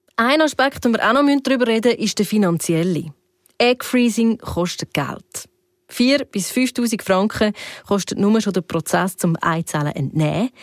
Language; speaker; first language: German; native; German